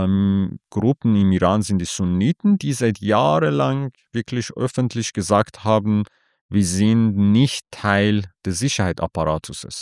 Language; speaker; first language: German; non-native, fluent; Persian